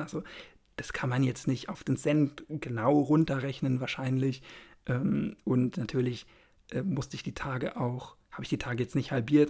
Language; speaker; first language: German; native; German